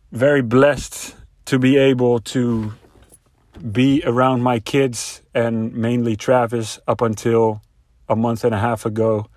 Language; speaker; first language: English; non-native, fluent; Dutch